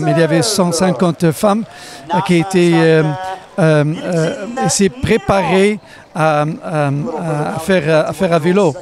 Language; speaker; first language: French; non-native, fluent; Riffian